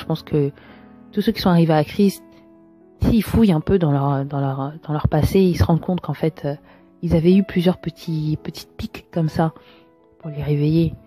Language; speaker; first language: French; early bilingual, other home language; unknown